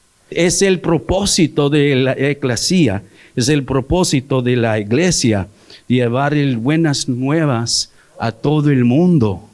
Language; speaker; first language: Spanish; early bilingual, heritage; English